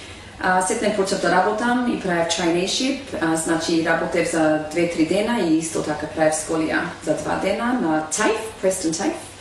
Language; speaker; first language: Macedonian; early bilingual, heritage; Macedonian